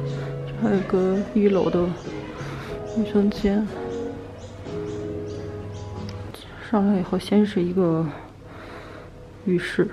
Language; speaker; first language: Chinese; native; Chinese